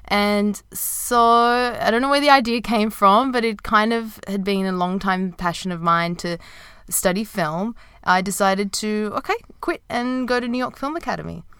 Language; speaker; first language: English; native; English